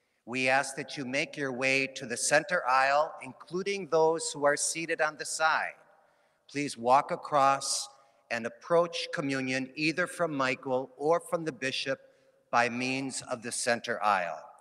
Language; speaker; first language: English; native; English